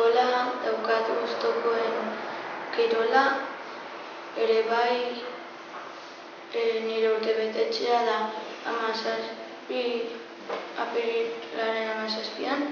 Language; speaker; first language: Basque; non-native, local second language; Spanish